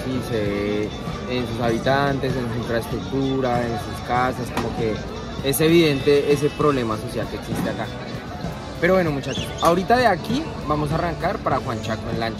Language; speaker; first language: Spanish; native; Spanish